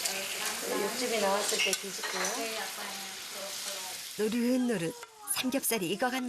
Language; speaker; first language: Korean; native; Korean